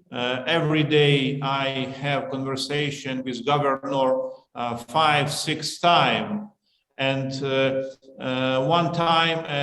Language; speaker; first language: English; non-native, learner; Ukrainian